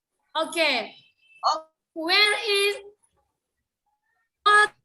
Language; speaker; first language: English; non-native, learner; Indonesian